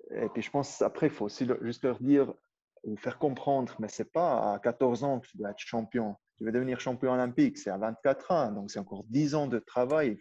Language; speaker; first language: French; non-native, local second language; German